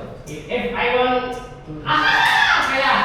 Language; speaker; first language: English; non-native, learner; Indonesian